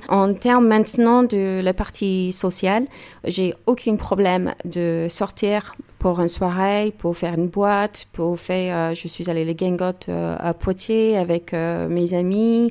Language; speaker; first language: French; non-native, learner; English